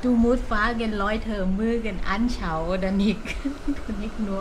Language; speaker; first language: German; non-native, learner; Thai